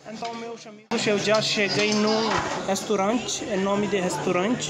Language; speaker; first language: Portuguese; non-native, learner; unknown